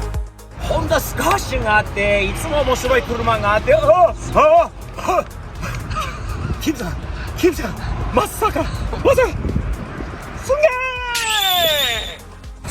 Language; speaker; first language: Japanese; non-native, fluent; English